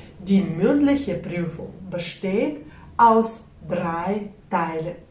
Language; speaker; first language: German; non-native, fluent; Russian